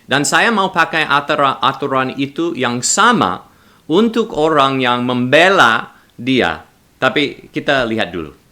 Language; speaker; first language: Indonesian; non-native, learner; English